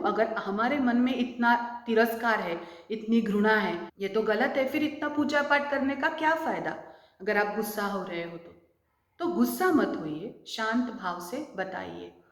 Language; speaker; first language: Hindi; non-native, local second language; Marathi